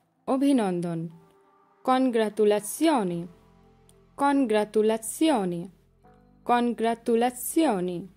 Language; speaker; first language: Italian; non-native, learner; Bangla